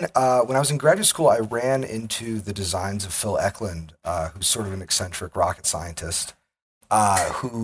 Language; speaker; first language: English; native; English